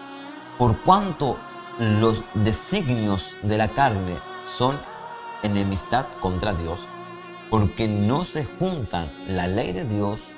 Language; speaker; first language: Spanish; native; Spanish